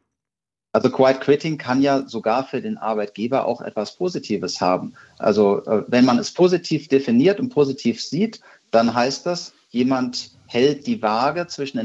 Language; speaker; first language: German; native; German